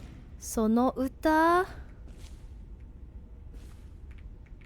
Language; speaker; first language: Japanese; non-native, learner; English